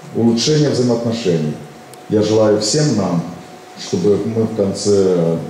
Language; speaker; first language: Russian; non-native, local second language; Romanian